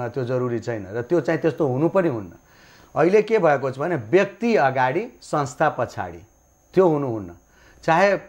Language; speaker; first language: Nepali; non-native, local second language; Maithili